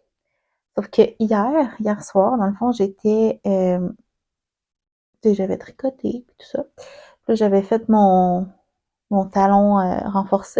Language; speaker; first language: French; native; French